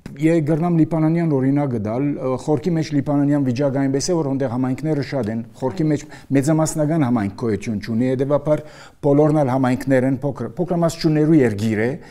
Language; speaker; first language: Armenian; early bilingual, heritage; Armenian